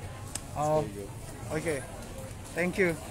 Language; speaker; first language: English; non-native, learner; Thai